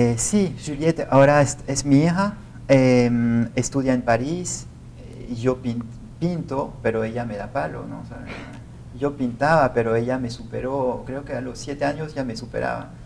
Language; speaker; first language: Spanish; non-native, fluent; French